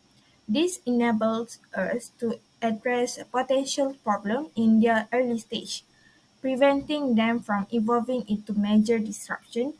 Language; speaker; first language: English; non-native, local second language; Malay